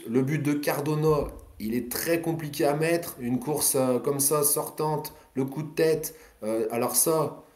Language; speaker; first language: French; native; French